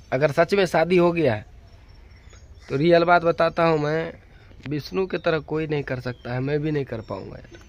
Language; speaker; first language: Hindi; native; Hindi